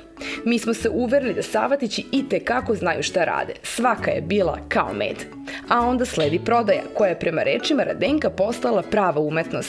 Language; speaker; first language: Serbian; native; Serbian